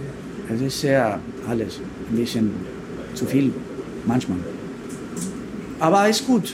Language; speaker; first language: German; non-native, fluent; Spanish